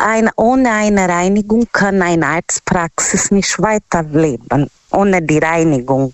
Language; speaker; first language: German; non-native, learner; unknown